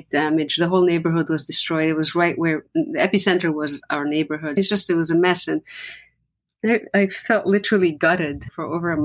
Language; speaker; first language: English; non-native, fluent; Arabic